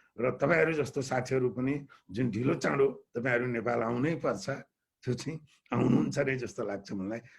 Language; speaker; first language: Nepali; native; Nepali